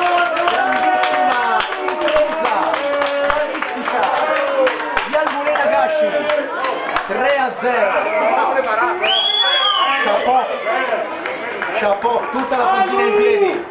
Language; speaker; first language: Italian; native; Italian